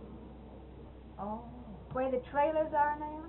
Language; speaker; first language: English; native; English